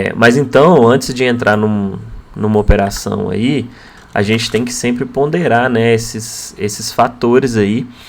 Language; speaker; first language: Portuguese; native; Portuguese